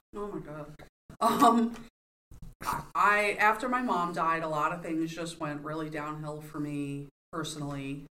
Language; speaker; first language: English; native; English